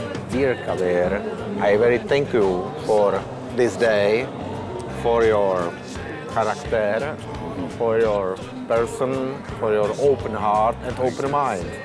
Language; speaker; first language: English; non-native, learner; Czech